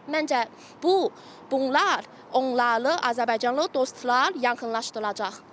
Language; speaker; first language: Azerbaijani; non-native, fluent; Chinese